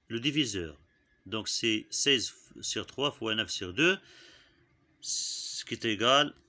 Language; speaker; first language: French; non-native, local second language; Arabic